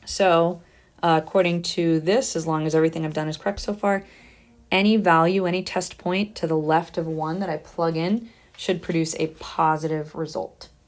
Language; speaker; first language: English; native; English